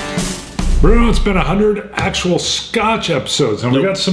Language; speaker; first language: English; native; English